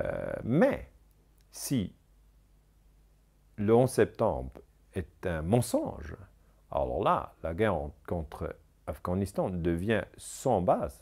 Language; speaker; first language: French; non-native, local second language; German